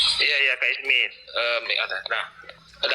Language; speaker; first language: Indonesian; native; Indonesian